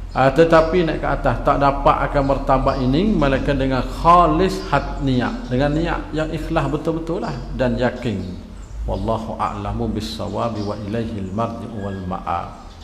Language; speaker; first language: Malay; native; Malay